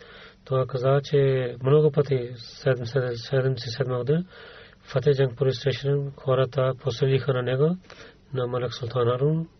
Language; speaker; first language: Bulgarian; non-native, learner; Urdu